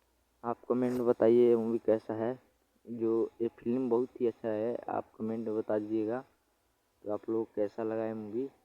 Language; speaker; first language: Hindi; non-native, local second language; Bhojpuri